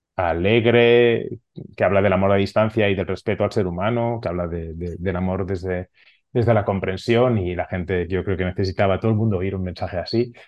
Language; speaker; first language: Spanish; non-native, local second language; Catalan